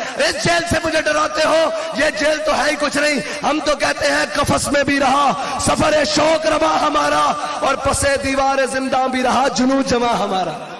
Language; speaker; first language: Urdu; non-native, local second language; Punjabi